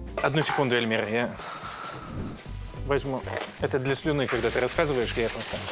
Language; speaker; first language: Russian; native; Russian